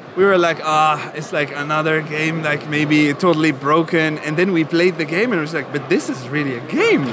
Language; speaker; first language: English; non-native, fluent; Arabic